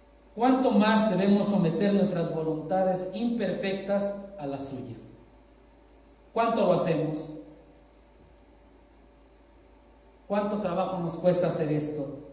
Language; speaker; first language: Spanish; native; Spanish